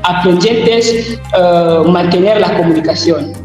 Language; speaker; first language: Spanish; non-native, fluent; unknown